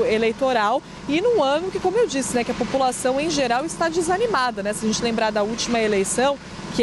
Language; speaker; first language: Portuguese; native; Portuguese